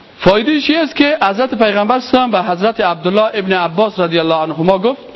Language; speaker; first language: Persian; native; Persian